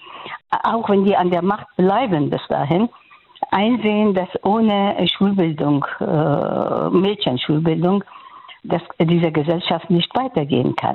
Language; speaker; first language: German; non-native, fluent; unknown